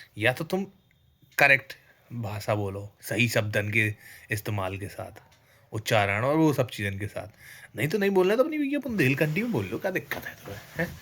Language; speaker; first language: Hindi; native; Hindi